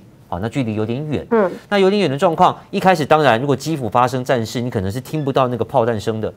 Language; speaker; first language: Chinese; native; Chinese